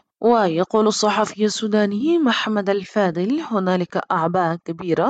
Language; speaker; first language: Arabic; native; Arabic